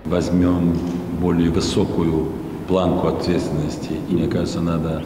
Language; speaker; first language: Russian; native; Russian